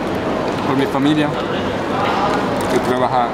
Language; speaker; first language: Spanish; non-native, learner; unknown